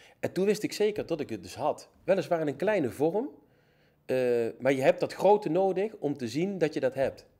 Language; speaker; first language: Dutch; native; Dutch